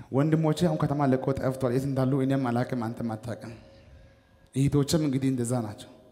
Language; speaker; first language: Amharic; non-native, local second language; Wolaytta